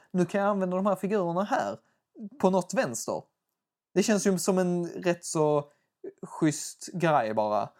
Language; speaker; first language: Swedish; native; Swedish